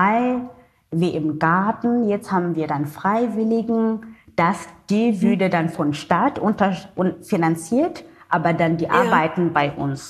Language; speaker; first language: German; non-native, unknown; Zulu